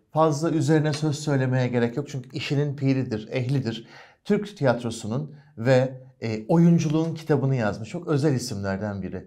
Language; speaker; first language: Turkish; native; Turkish